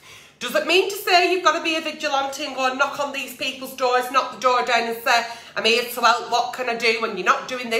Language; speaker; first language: English; native; English